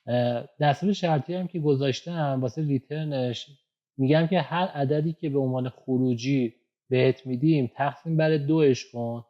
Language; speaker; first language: Persian; native; Persian